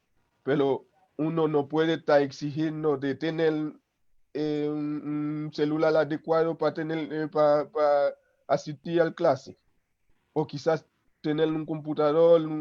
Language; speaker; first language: Spanish; non-native, local second language; Haitian Creole